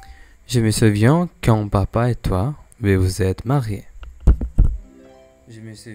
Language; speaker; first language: French; non-native, learner; English